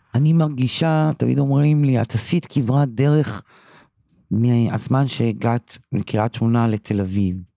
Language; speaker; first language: Hebrew; early bilingual, other home language; English